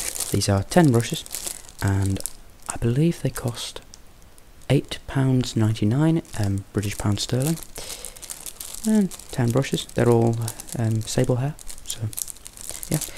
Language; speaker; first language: English; native; English